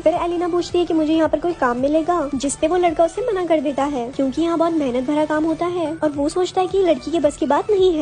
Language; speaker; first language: Hindi; native; Hindi